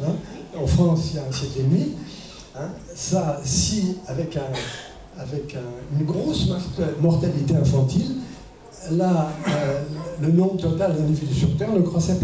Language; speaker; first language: French; native; French